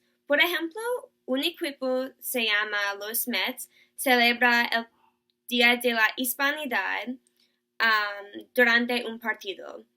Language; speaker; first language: Spanish; non-native, learner; English